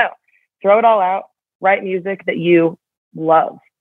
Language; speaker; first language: English; native; English